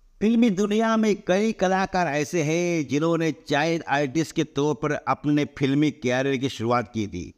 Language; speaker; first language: Hindi; non-native, local second language; Marathi